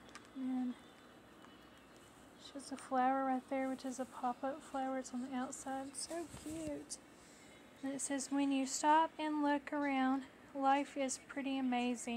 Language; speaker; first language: English; native; English